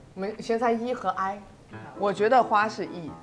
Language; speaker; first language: Chinese; native; Chinese